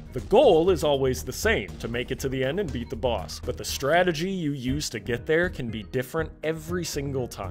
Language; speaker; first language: English; native; English